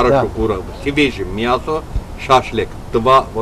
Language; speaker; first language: Russian; non-native, learner; Azerbaijani